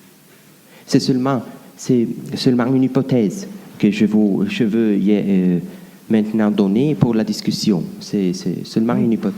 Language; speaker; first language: French; non-native, fluent; Italian